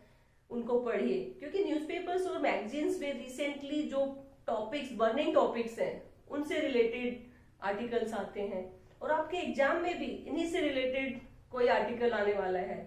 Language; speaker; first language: Hindi; native; Hindi